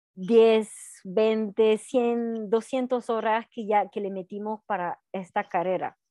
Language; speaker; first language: Spanish; non-native, fluent; French